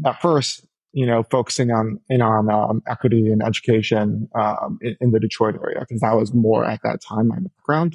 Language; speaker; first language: English; native; English